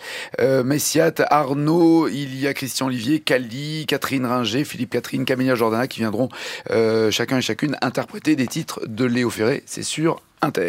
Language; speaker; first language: French; native; French